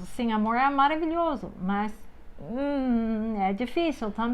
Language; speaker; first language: Portuguese; non-native, fluent; English